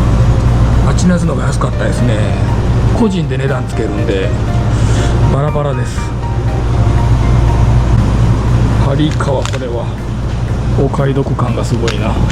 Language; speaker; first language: Japanese; native; Japanese